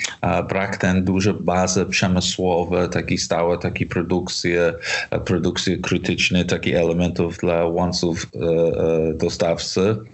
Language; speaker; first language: Polish; non-native, learner; English